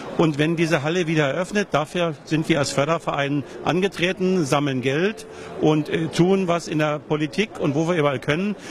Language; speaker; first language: German; native; German